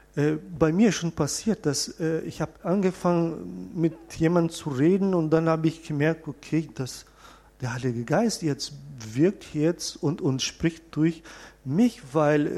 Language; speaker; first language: German; non-native, fluent; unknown